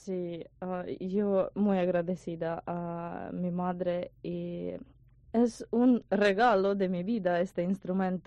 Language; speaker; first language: Spanish; non-native, learner; Ukrainian